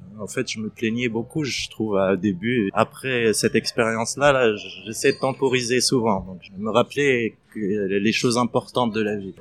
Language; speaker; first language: French; non-native, fluent; Arabic